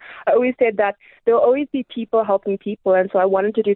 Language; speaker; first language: English; native; English